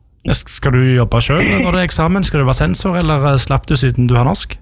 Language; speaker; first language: Norwegian; native; Norwegian